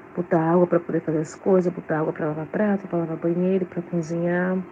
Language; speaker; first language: Portuguese; native; Portuguese